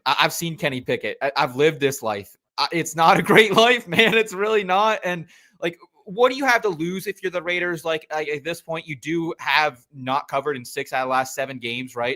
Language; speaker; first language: English; native; English